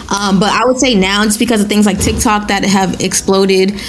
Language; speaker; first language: English; non-native, local second language; Yoruba